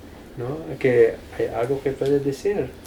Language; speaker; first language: Spanish; non-native, fluent; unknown